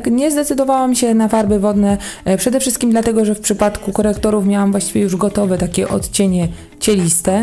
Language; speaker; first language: Polish; native; Polish